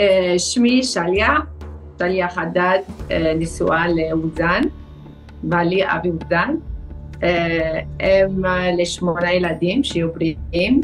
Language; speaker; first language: Hebrew; non-native, fluent; Arabic